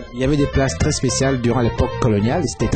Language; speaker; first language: French; native; French